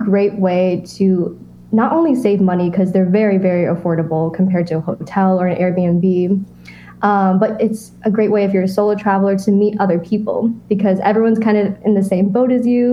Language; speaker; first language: English; native; English